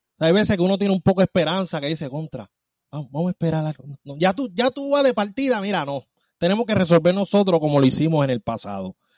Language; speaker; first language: Spanish; native; Spanish